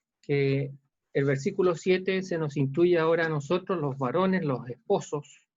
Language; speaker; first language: Spanish; native; Spanish